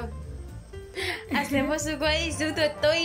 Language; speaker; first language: Japanese; non-native, learner; Burmese